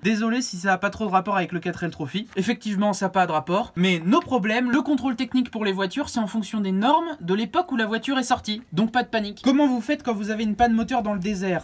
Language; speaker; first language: French; native; French